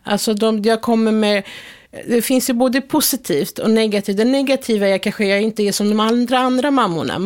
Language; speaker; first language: Swedish; early bilingual, other home language; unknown